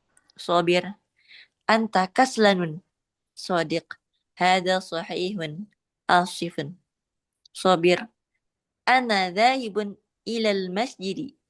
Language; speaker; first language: Arabic; non-native, learner; Indonesian